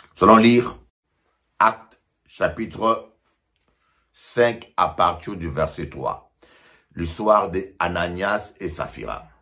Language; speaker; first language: French; non-native, local second language; Lingala